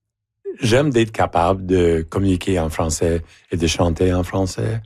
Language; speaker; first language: French; native; French